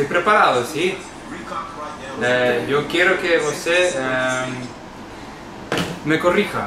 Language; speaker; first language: Portuguese; non-native, learner; Spanish